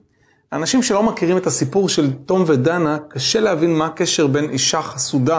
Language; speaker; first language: Hebrew; native; Hebrew